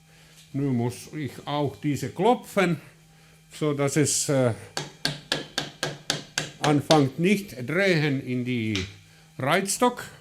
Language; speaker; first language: German; non-native, learner; Finnish